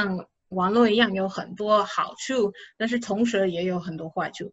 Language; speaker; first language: Chinese; non-native, fluent; English